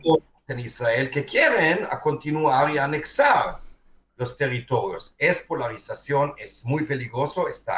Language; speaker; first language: Spanish; non-native, fluent; Hebrew